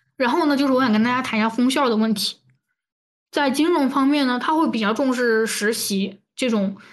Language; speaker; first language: Chinese; native; Chinese